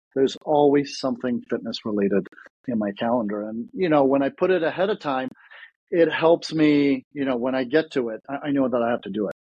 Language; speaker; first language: English; early bilingual, other home language; Russian